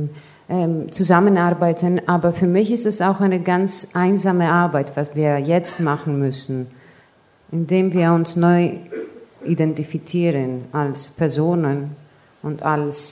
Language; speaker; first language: German; non-native, fluent; Greek